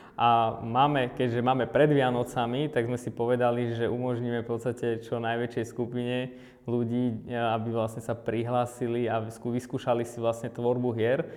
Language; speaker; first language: Slovak; early bilingual, other home language; Armenian